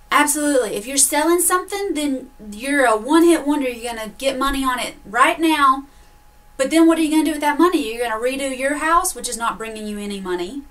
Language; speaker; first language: English; native; English